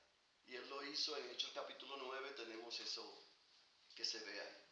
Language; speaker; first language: Spanish; native; Spanish